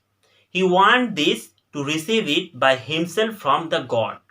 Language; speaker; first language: English; non-native, local second language; Bangla